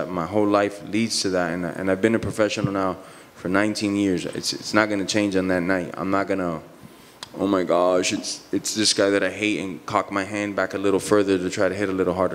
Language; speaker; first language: English; early bilingual, other home language; Spanish